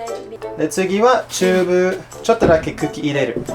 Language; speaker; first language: Japanese; non-native, learner; English